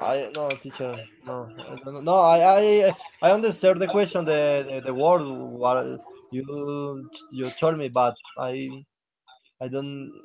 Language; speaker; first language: English; non-native, learner; Spanish